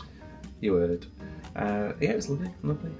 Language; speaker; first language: English; native; English